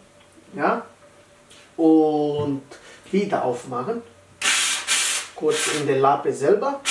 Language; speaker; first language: German; non-native, learner; Italian